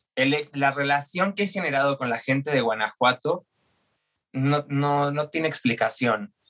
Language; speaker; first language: Spanish; native; Spanish